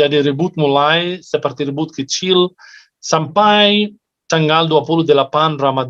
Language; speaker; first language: Indonesian; non-native, fluent; Arabic